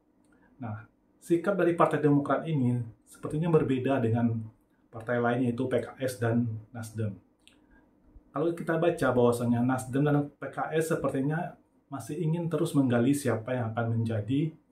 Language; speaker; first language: Indonesian; native; Indonesian